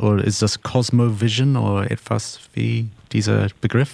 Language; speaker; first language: German; non-native, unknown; English